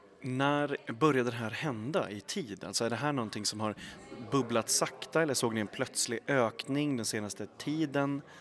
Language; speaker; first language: Swedish; native; Swedish